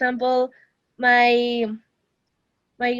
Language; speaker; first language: English; non-native, learner; Spanish